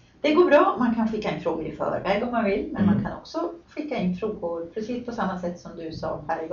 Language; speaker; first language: Swedish; native; Swedish